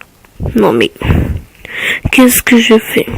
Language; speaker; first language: French; native; French